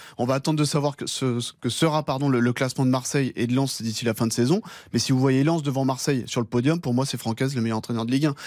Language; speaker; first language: French; native; French